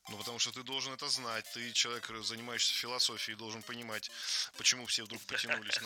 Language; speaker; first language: Russian; native; Russian